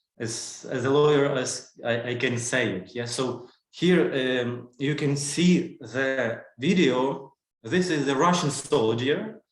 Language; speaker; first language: English; non-native, learner; Ukrainian